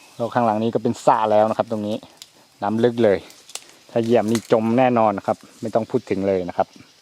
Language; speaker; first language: Thai; non-native, local second language; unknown